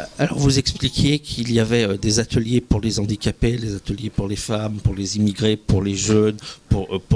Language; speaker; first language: French; native; French